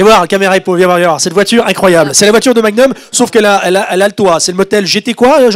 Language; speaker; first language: French; native; French